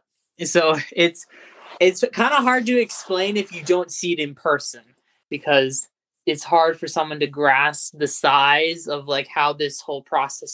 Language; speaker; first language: English; native; English